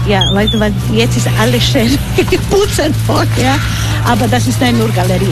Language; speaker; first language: German; non-native, learner; Croatian